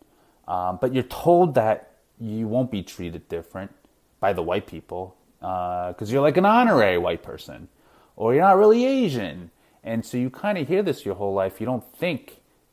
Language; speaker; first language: English; native; English